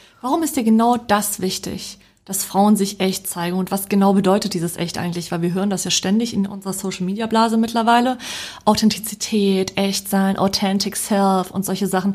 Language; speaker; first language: German; early bilingual, other home language; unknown